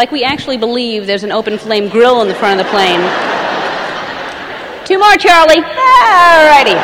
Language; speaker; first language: English; native; English